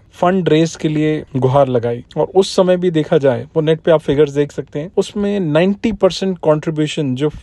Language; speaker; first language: Hindi; non-native, local second language; Punjabi